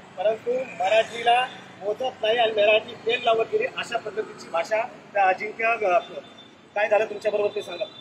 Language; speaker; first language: Marathi; native; Marathi